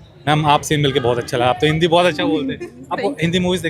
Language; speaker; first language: Hindi; native; Hindi